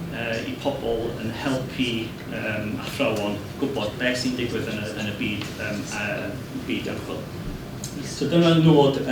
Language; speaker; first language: Welsh; non-native, learner; English